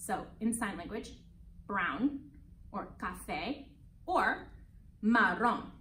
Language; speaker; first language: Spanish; non-native, fluent; English